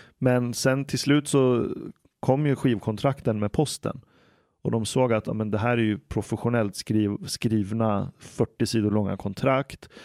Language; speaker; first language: Swedish; native; Swedish